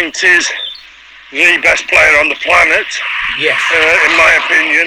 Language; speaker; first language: English; native; English